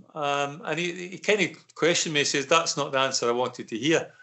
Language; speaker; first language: English; native; English